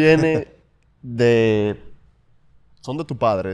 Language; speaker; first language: Spanish; native; Spanish